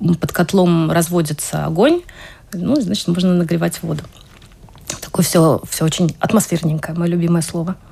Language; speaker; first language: Russian; native; Russian